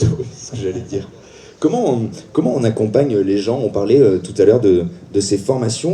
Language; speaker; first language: French; native; French